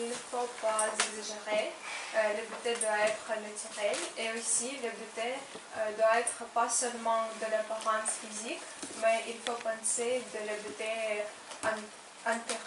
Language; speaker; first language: French; non-native, learner; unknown